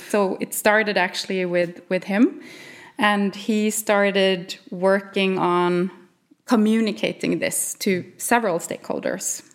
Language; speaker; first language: English; non-native, fluent; Norwegian